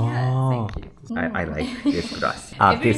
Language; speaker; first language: English; non-native, learner; Japanese